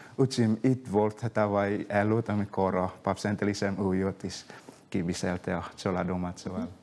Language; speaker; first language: Hungarian; non-native, fluent; Indonesian